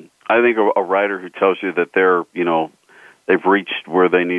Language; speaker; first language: English; native; English